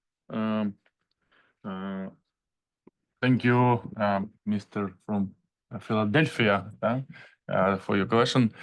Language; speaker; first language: English; non-native, learner; Ukrainian